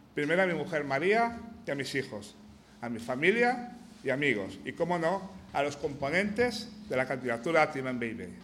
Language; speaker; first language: Spanish; non-native, local second language; Catalan